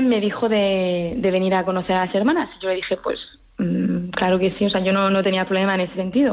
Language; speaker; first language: Spanish; early bilingual, heritage; French